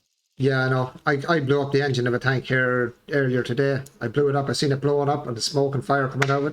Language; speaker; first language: English; native; English